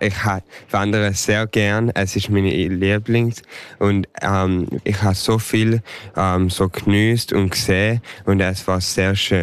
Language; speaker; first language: German; early bilingual, heritage; English